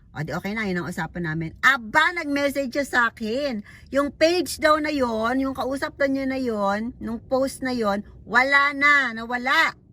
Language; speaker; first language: Filipino; non-native, local second language; Cebuano